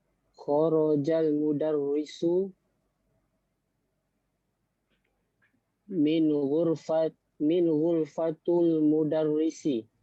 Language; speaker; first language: Arabic; non-native, learner; Malay